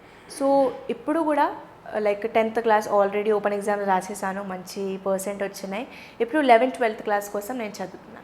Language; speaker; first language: Telugu; non-native, fluent; Hindi